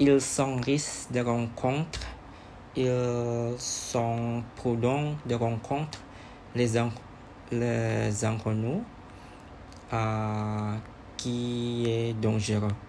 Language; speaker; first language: French; non-native, learner; Indonesian